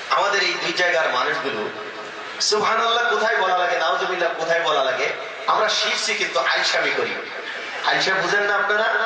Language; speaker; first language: Bangla; non-native, local second language; Assamese